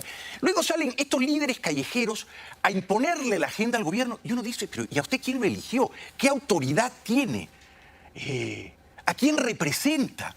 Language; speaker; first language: Spanish; native; Spanish